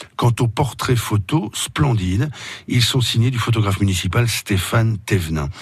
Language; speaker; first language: French; native; French